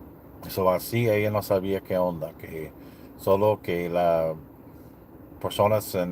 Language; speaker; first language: Spanish; non-native, learner; English